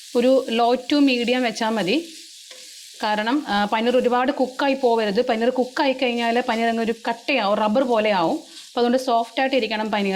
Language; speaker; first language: Malayalam; native; Malayalam